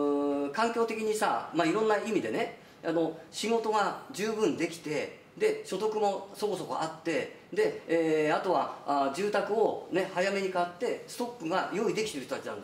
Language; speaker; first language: Japanese; native; Japanese